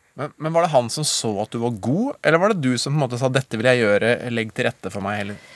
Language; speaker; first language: Norwegian; native; Norwegian